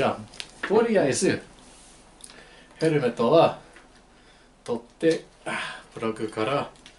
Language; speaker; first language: Japanese; non-native, fluent; English